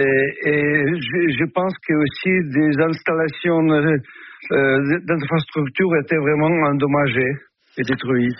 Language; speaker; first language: French; non-native, fluent; Russian